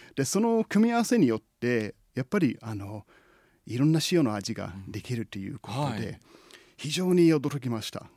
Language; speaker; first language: Japanese; non-native, fluent; English